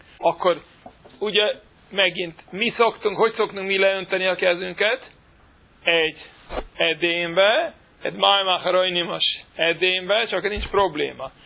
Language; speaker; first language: Hungarian; non-native, fluent; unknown